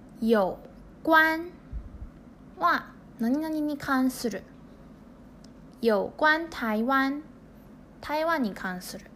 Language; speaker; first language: Japanese; non-native, fluent; Chinese